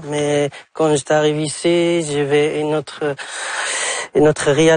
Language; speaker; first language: French; non-native, local second language; Arabic